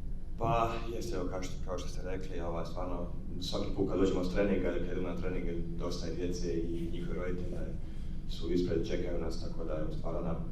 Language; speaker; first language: Croatian; native; Croatian